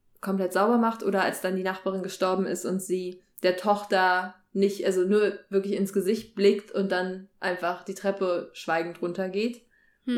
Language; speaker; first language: German; native; German